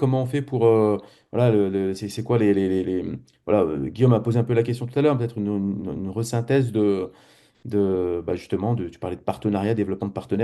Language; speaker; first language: French; native; French